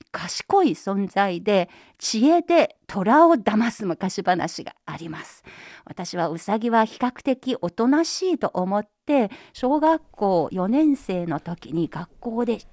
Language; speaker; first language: Japanese; non-native, fluent; Chinese